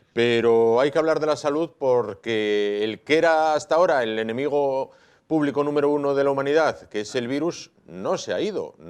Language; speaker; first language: Spanish; native; Spanish